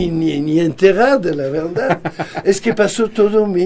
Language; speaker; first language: Spanish; non-native, fluent; French